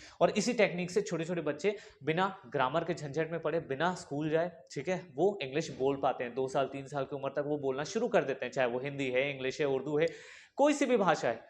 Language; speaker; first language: Hindi; native; Hindi